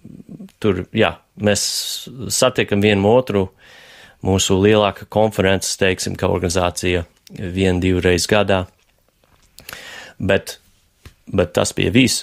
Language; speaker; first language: Latvian; non-native, fluent; English